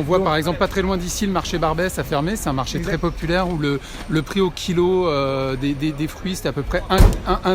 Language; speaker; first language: French; native; French